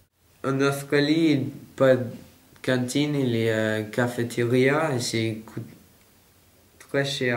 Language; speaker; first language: French; non-native, learner; English